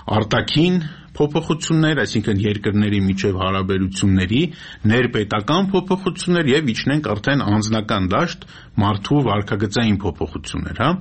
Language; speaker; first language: Armenian; native; Armenian